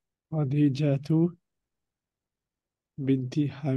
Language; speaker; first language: Arabic; non-native, learner; French